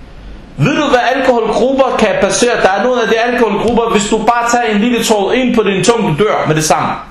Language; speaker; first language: Danish; non-native, fluent; Arabic